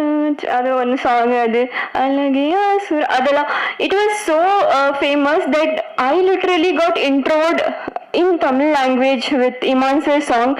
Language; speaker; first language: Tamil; non-native, learner; Bangla